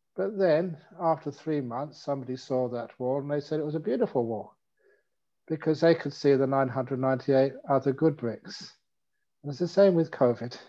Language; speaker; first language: English; native; English